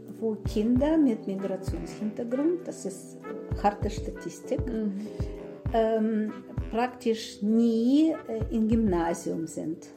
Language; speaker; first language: German; non-native, fluent; Russian